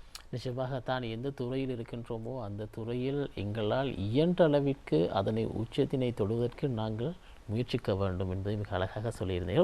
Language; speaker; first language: Tamil; native; Tamil